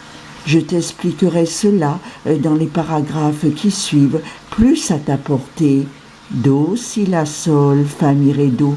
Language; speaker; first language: French; native; French